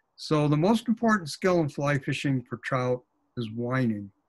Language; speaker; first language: English; native; English